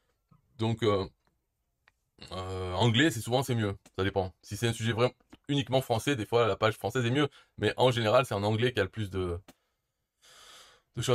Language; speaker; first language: French; native; French